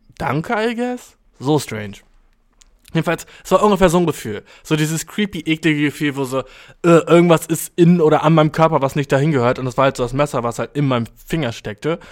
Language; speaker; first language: German; early bilingual, other home language; Albanian